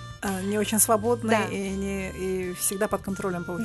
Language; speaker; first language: Russian; native; Russian